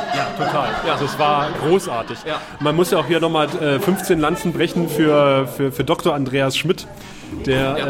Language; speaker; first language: German; native; German